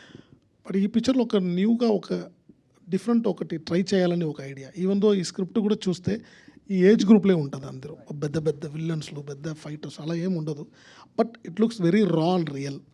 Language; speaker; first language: Telugu; non-native, fluent; Tamil